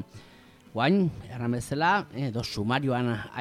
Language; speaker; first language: Basque; native; Basque